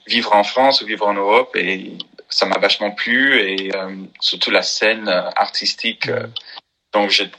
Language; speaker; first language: French; non-native, fluent; English